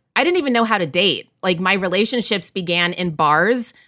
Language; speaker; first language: English; native; English